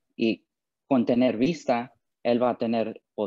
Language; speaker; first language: Spanish; non-native, learner; English